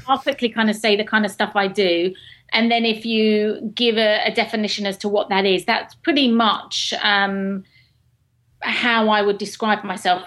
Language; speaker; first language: English; native; English